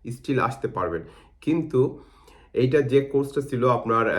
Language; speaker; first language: Bangla; non-native, local second language; Sylheti